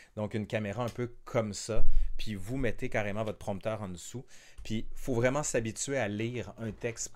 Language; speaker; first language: French; native; French